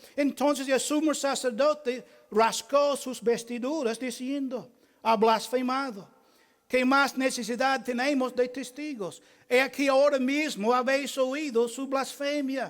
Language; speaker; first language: Spanish; non-native, fluent; English